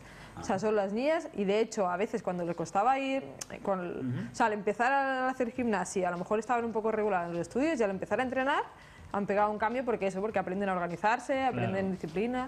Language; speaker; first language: Spanish; native; Spanish